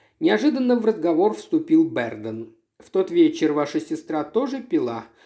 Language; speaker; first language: Russian; native; Russian